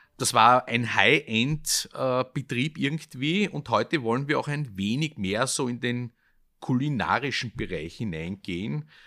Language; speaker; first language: German; native; German